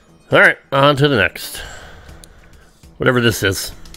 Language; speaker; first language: English; native; English